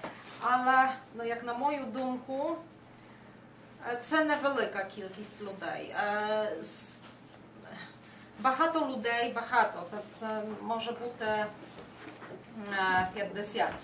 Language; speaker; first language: Ukrainian; non-native, fluent; Polish